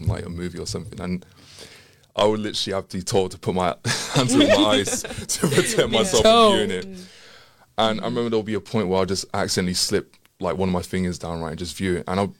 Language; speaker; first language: English; native; English